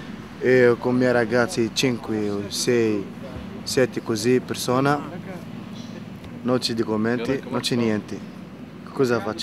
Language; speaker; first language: Italian; non-native, learner; Arabic